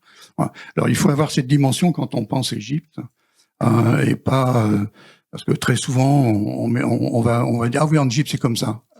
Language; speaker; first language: French; native; French